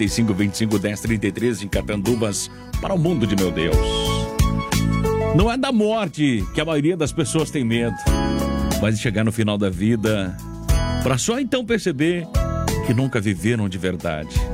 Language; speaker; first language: Portuguese; native; Portuguese